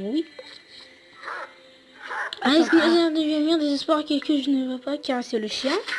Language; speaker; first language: French; native; French